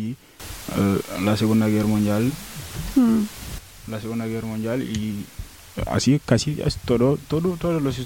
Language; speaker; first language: Spanish; non-native, learner; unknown